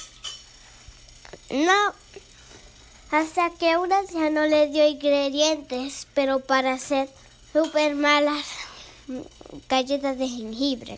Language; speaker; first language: Spanish; early bilingual, heritage; Spanish